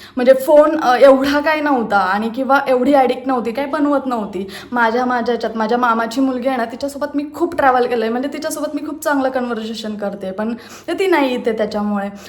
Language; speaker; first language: Marathi; non-native, local second language; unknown